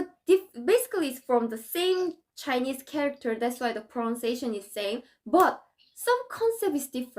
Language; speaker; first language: English; non-native, fluent; Korean